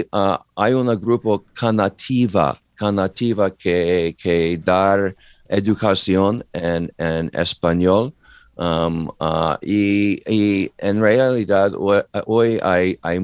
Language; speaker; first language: Spanish; non-native, learner; English